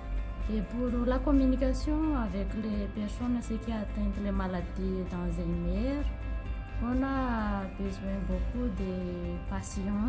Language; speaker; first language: French; non-native, learner; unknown